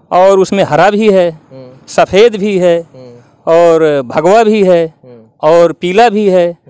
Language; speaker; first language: Hindi; native; Hindi